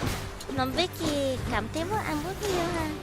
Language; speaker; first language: Vietnamese; early bilingual, heritage; Vietnamese